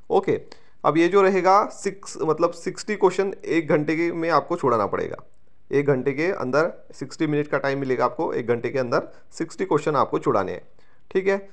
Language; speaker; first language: Hindi; non-native, local second language; Marathi